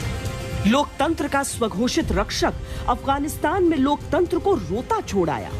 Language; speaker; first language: Hindi; native; Hindi